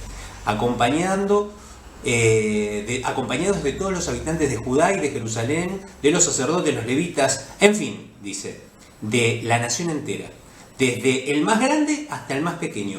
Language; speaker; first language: Spanish; native; Spanish